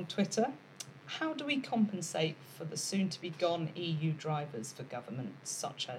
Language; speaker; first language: English; native; English